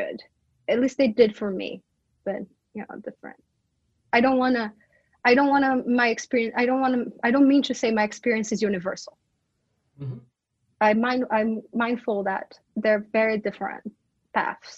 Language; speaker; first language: English; non-native, fluent; Portuguese